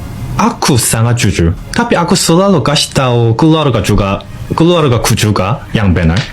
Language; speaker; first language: Indonesian; non-native, fluent; Korean